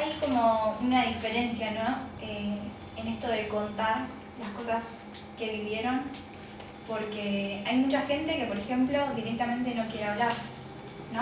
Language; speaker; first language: Spanish; native; Spanish